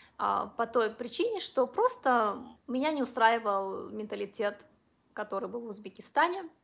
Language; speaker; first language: Russian; non-native, local second language; Uzbek